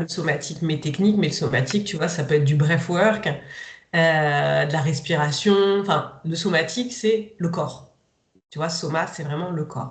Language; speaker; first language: French; native; French